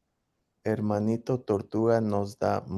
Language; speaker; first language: Spanish; early bilingual, heritage; English